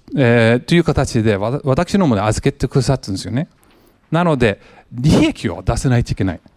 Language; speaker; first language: Japanese; non-native, fluent; English